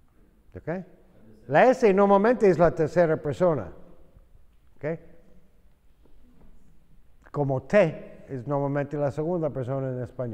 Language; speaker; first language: Spanish; non-native, fluent; English